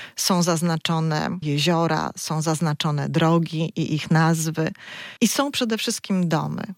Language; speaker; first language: Polish; native; Polish